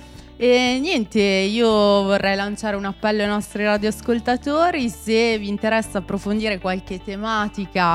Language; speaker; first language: Italian; native; Italian